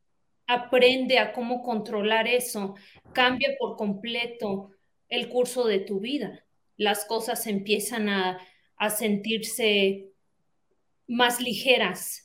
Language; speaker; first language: Spanish; early bilingual, heritage; Spanish